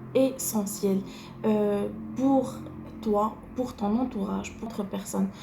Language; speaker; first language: French; non-native, local second language; Arabic